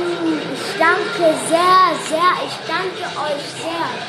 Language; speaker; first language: German; non-native, learner; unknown